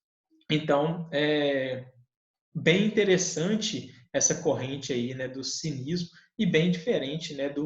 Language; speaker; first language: Portuguese; native; Portuguese